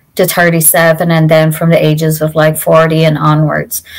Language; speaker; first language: English; native; English